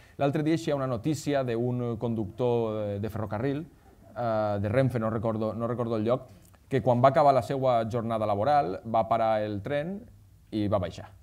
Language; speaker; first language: Catalan; native; Catalan